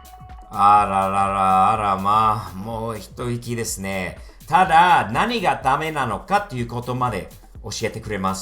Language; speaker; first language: Japanese; non-native, fluent; English